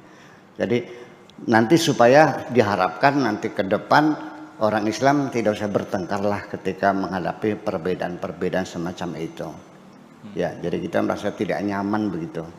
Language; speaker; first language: Indonesian; native; Indonesian